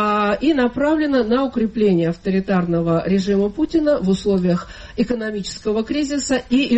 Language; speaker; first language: Russian; native; Russian